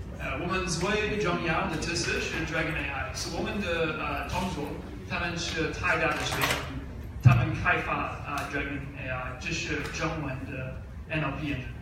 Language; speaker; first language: Chinese; non-native, learner; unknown